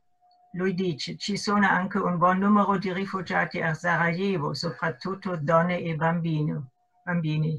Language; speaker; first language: Italian; non-native, fluent; German